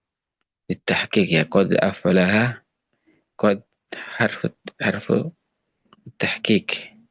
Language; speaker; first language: Arabic; non-native, fluent; Indonesian